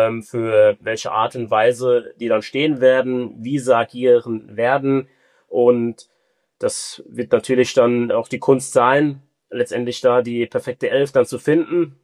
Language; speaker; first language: German; early bilingual, other home language; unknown